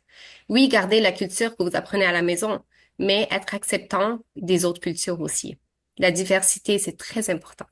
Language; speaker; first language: French; early bilingual, other home language; Arabic